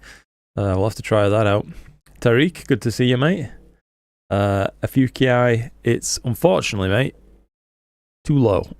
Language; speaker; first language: English; native; English